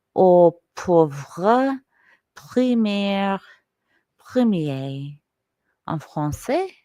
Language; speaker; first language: French; non-native, learner; Persian